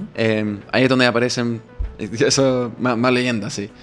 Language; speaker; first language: Spanish; non-native, fluent; English